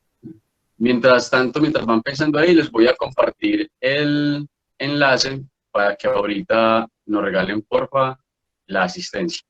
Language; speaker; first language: Spanish; native; Spanish